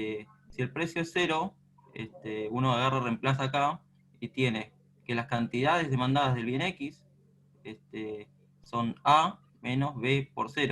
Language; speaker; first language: Spanish; native; Spanish